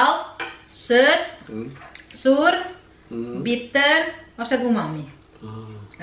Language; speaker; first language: Swedish; non-native, learner; Indonesian